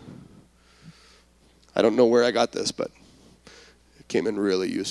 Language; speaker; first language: English; native; English